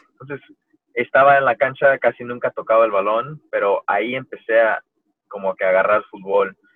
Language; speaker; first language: Spanish; early bilingual, heritage; Spanish